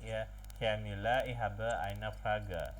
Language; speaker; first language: German; non-native, fluent; Indonesian